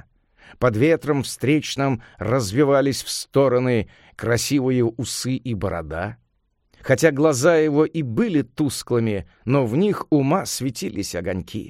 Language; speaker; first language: Russian; native; Russian